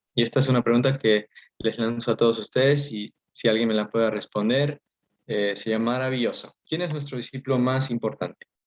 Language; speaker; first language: Spanish; early bilingual, heritage; Spanish